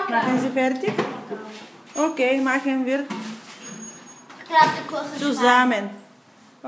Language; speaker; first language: German; non-native, learner; Bulgarian